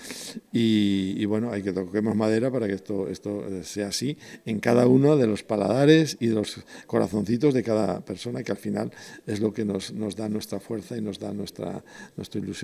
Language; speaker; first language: Spanish; native; Spanish